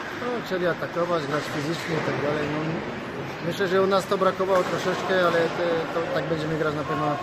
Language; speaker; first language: Polish; early bilingual, heritage; French